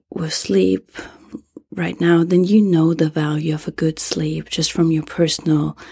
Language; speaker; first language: English; non-native, fluent; German